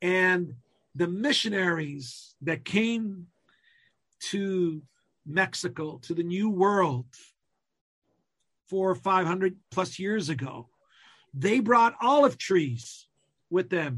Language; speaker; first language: English; non-native, fluent; Italian